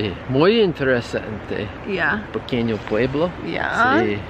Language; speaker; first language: Spanish; non-native, learner; English